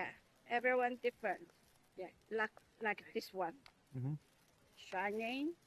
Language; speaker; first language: English; non-native, learner; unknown